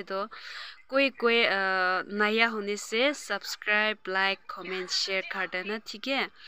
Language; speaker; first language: Hindi; non-native, local second language; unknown